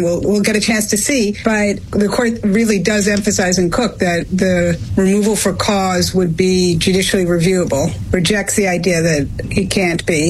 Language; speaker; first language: English; native; English